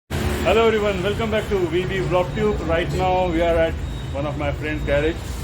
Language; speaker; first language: English; non-native, local second language; Hindi